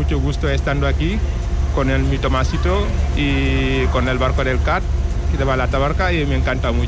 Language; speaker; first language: Spanish; non-native, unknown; Wolof